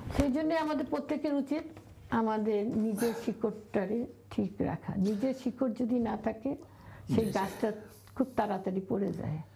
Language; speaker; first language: Bangla; native; Bangla